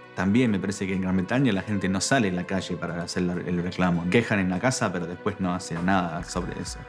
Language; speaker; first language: Spanish; non-native, fluent; English